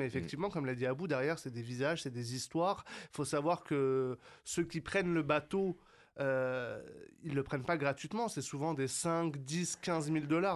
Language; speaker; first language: French; native; French